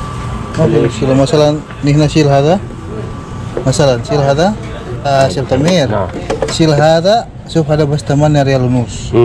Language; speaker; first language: Arabic; non-native, learner; Indonesian